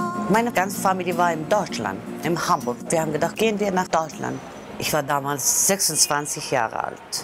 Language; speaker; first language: German; non-native, learner; Persian